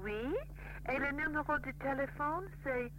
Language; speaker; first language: French; non-native, fluent; English